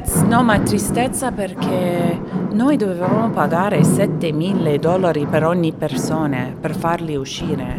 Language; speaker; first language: Italian; non-native, fluent; Arabic